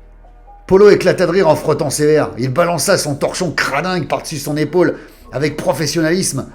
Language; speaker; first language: French; native; French